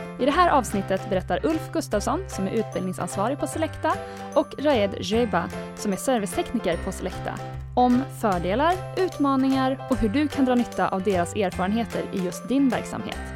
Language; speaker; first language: Swedish; native; Swedish